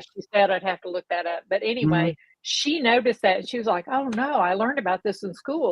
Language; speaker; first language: English; native; English